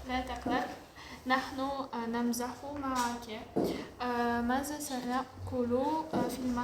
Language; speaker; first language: Arabic; non-native, learner; Uzbek